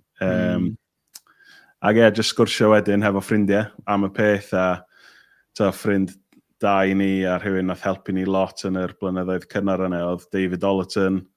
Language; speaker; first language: Welsh; native; Welsh